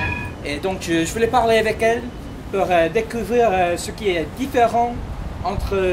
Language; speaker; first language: French; non-native, fluent; English